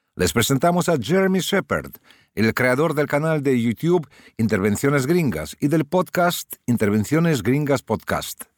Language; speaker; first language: Spanish; native; Spanish